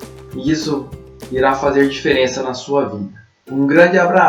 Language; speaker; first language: Portuguese; native; Portuguese